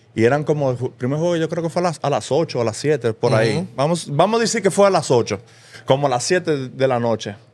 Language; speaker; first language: Spanish; early bilingual, heritage; Spanish